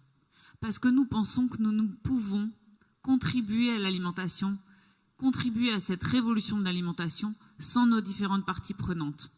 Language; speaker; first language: French; native; French